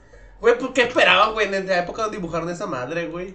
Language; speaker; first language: Spanish; native; Spanish